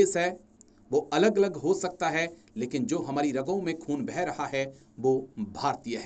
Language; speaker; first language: Hindi; native; Hindi